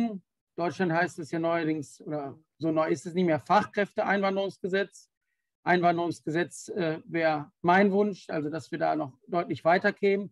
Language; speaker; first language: German; native; German